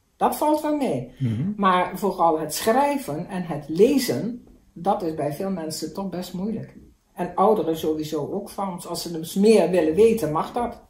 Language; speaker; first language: Dutch; native; Dutch